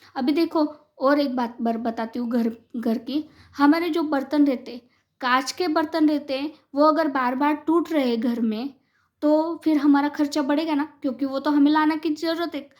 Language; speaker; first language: Hindi; non-native, local second language; Marathi